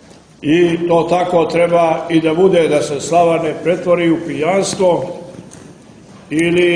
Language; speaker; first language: Croatian; native; Croatian